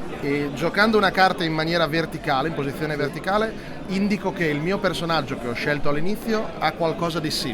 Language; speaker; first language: Italian; native; Italian